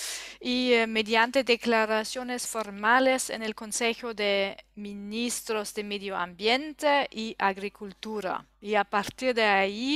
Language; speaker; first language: Spanish; non-native, learner; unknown